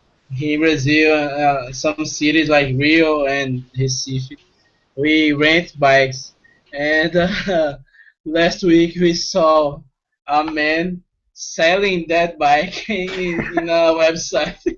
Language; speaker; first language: English; non-native, fluent; Portuguese